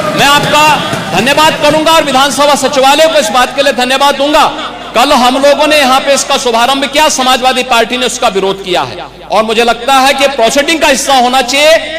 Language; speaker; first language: Hindi; native; Hindi